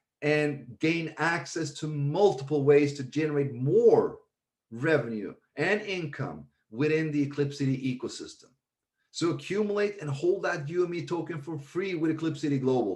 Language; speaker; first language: English; non-native, fluent; Swedish